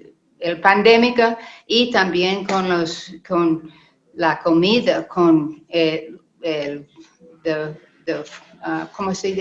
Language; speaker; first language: Spanish; non-native, learner; English